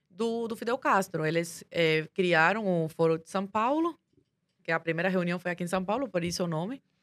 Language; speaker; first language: Portuguese; early bilingual, other home language; Spanish